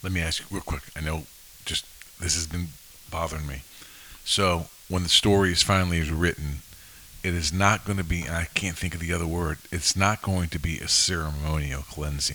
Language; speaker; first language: English; native; English